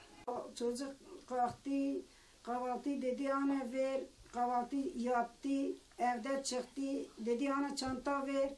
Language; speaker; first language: Turkish; non-native, local second language; Kurdish